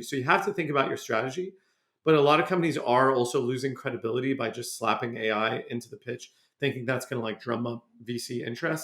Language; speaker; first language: English; native; English